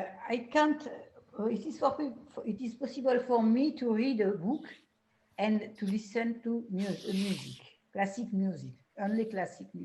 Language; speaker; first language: English; non-native, learner; French